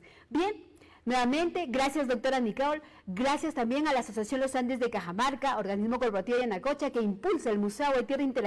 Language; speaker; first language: Spanish; native; Spanish